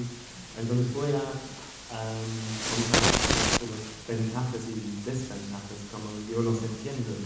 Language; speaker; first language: Spanish; non-native, fluent; English